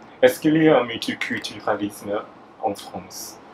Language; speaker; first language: French; non-native, fluent; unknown